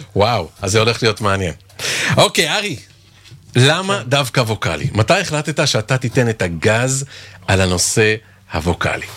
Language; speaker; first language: Hebrew; native; Hebrew